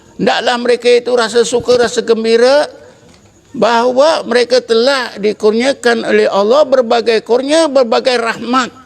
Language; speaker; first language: Malay; native; Malay